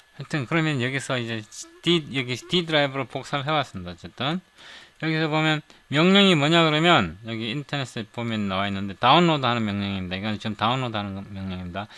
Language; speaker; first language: Korean; native; Korean